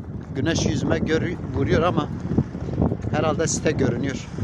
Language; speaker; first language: Turkish; native; Turkish